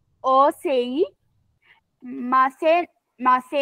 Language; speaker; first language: Japanese; non-native, learner; Sinhala